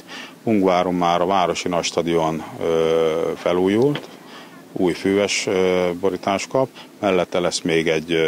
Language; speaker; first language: Hungarian; native; Hungarian